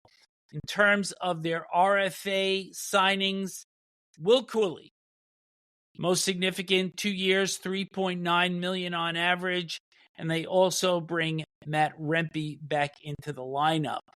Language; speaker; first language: English; native; English